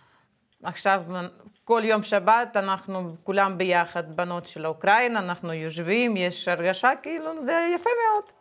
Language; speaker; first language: Hebrew; non-native, fluent; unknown